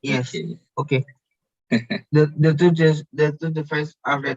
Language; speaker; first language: English; non-native, learner; Indonesian